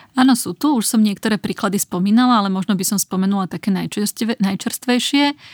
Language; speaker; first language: Slovak; native; Slovak